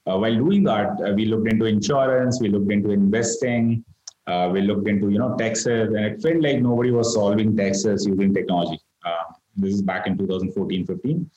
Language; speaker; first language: English; non-native, local second language; Gujarati